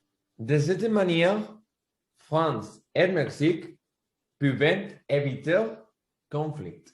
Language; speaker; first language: French; non-native, learner; Spanish